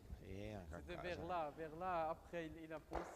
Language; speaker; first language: French; non-native, local second language; German